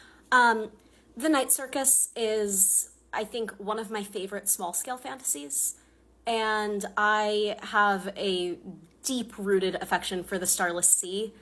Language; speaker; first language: English; native; English